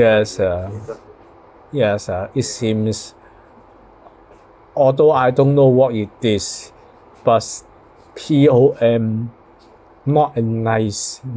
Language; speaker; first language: English; non-native, learner; Cantonese